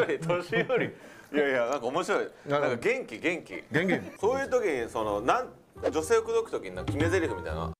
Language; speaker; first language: Japanese; native; Japanese